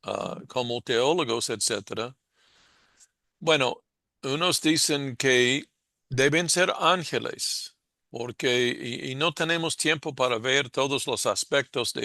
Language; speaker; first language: Spanish; non-native, fluent; English